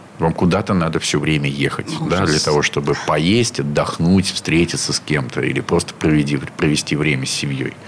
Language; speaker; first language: Russian; native; Russian